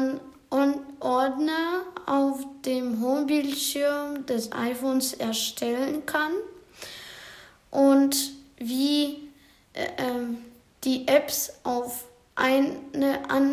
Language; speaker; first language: German; non-native, learner; Ukrainian